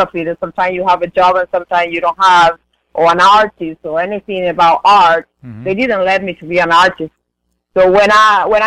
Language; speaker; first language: English; non-native, fluent; Spanish